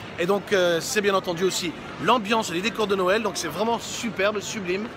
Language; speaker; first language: French; native; French